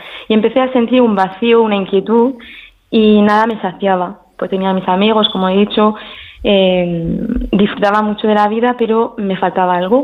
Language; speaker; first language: Spanish; early bilingual, heritage; Spanish